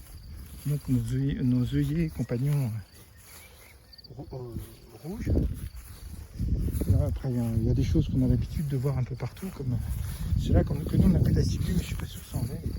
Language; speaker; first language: French; native; French